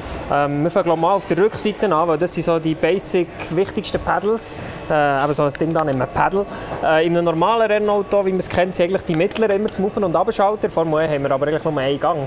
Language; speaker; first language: German; native; German